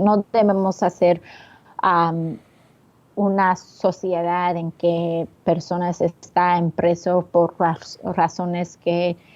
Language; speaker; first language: Spanish; early bilingual, heritage; English